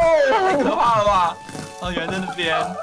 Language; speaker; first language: Chinese; native; Chinese